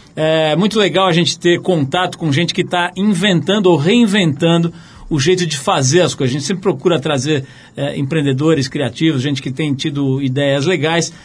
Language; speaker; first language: Portuguese; native; Portuguese